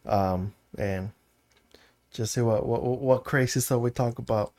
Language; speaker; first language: English; early bilingual, other home language; Spanish